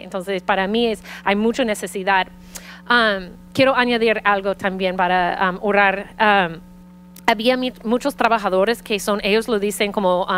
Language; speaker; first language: Spanish; early bilingual, heritage; Spanish